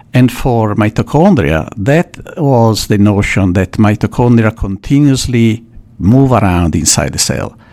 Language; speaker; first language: English; non-native, fluent; Italian